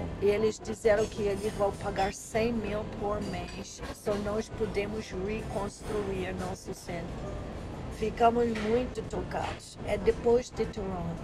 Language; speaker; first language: Portuguese; non-native, learner; English